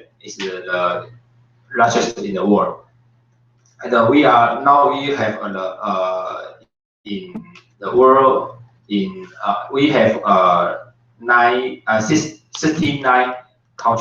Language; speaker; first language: English; non-native, learner; Chinese